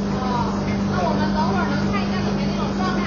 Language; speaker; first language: Chinese; native; Chinese